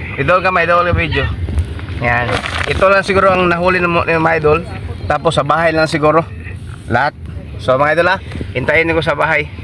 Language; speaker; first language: Filipino; non-native, local second language; Cebuano